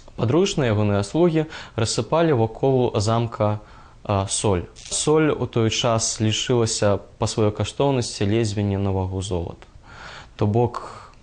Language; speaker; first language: Belarusian; native; Belarusian